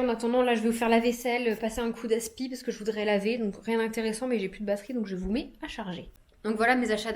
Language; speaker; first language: French; native; French